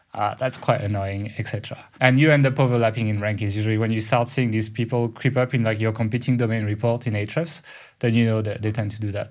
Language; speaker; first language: English; non-native, fluent; French